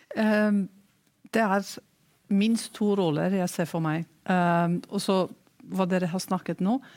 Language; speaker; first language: Norwegian; non-native, fluent; Romanian